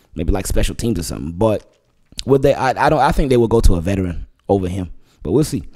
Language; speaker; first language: English; native; English